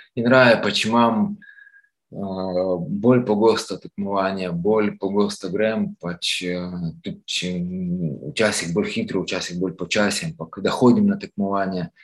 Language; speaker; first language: Slovenian; non-native, fluent; Ukrainian